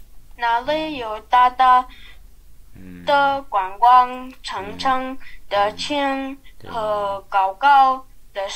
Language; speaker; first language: Chinese; non-native, learner; English